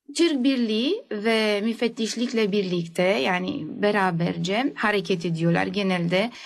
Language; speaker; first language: Turkish; native; Turkish